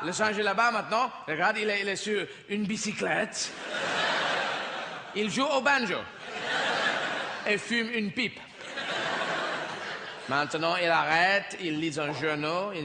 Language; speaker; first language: French; non-native, learner; English